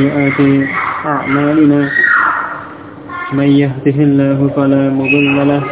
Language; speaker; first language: Arabic; non-native, fluent; Indonesian